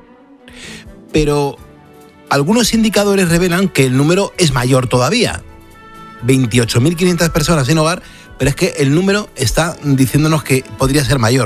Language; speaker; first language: Spanish; native; Spanish